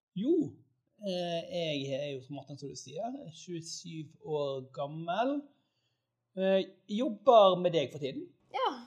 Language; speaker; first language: Norwegian; native; Norwegian